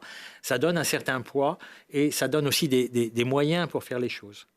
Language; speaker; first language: French; native; French